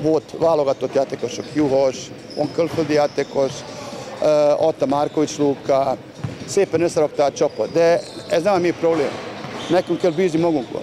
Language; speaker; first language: Hungarian; non-native, learner; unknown